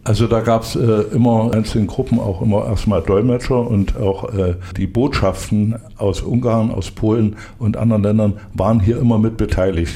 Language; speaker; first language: German; native; German